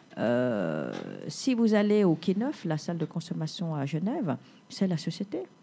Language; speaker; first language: French; native; French